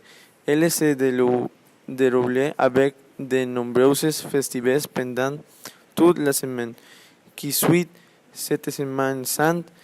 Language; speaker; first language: French; non-native, learner; Spanish